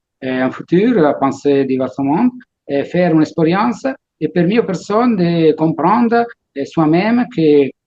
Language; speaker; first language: French; non-native, learner; Italian